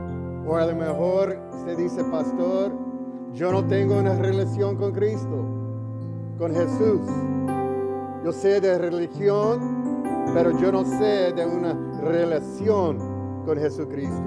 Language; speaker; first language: Spanish; early bilingual, heritage; English